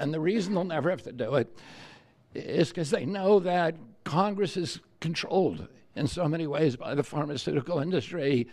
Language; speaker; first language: English; native; English